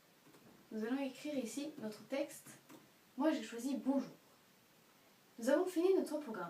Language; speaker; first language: French; native; French